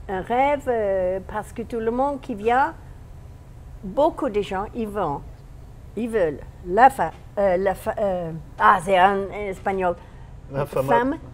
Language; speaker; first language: French; non-native, fluent; English